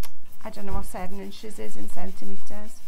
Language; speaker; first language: English; native; English